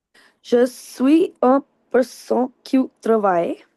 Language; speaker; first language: French; non-native, learner; Hindi